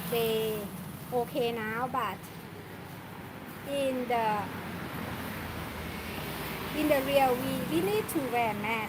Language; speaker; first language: English; non-native, learner; Thai